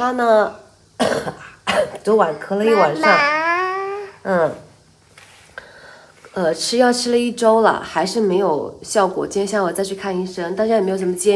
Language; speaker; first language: Chinese; native; Chinese